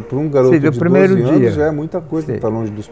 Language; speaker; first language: Portuguese; native; Portuguese